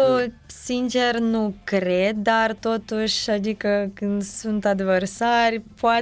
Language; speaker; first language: Romanian; non-native, fluent; Ukrainian